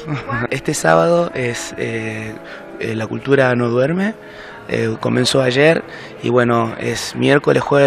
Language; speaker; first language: Spanish; native; Spanish